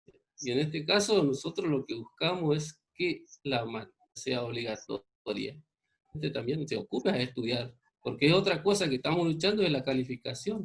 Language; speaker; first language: Spanish; non-native, local second language; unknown